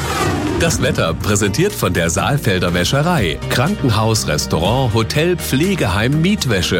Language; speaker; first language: German; native; German